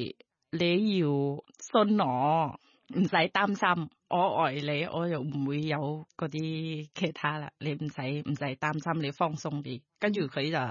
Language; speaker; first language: Cantonese; non-native, learner; Thai